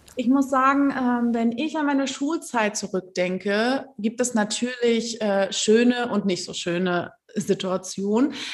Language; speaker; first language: German; early bilingual, other home language; Turkish